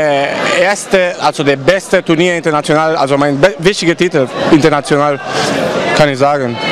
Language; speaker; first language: German; non-native, learner; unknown